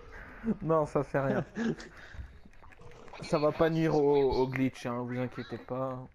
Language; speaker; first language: French; native; French